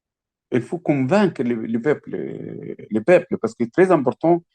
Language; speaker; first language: French; non-native, fluent; Arabic